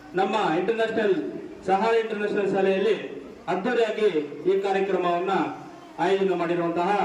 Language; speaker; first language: Kannada; non-native, local second language; Urdu